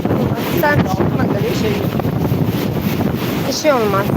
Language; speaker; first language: Turkish; non-native, learner; Arabic